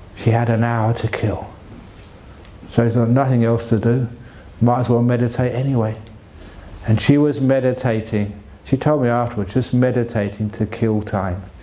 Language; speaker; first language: English; native; English